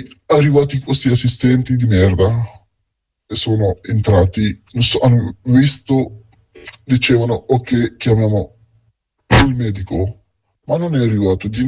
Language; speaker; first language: Italian; non-native, fluent; Arabic